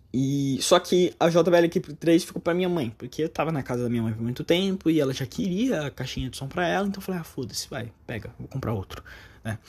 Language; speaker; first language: Portuguese; native; Portuguese